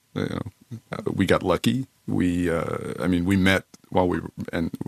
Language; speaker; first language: English; native; English